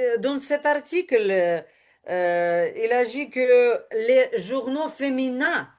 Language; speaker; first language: French; non-native, learner; Ukrainian